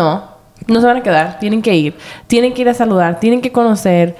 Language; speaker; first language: Spanish; early bilingual, heritage; Spanish